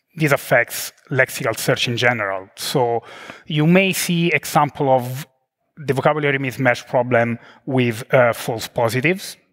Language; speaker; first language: English; non-native, fluent; Italian